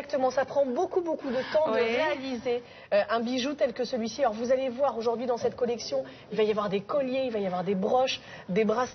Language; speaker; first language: French; native; French